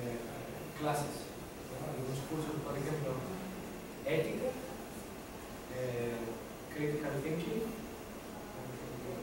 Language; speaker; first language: Spanish; non-native, fluent; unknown